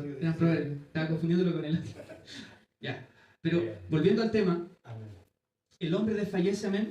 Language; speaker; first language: Spanish; native; Spanish